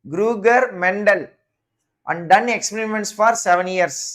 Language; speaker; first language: English; non-native, local second language; Tamil